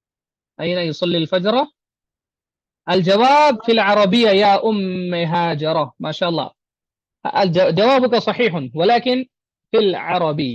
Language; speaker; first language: Arabic; non-native, fluent; Urdu